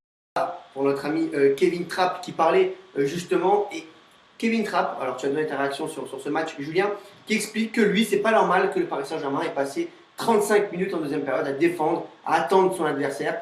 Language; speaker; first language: French; native; French